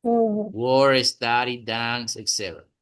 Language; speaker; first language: English; non-native, fluent; Spanish